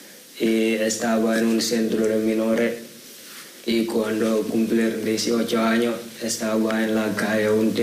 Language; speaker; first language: Spanish; non-native, learner; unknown